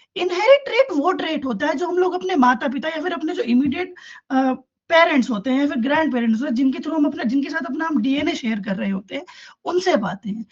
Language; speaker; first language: Hindi; native; Hindi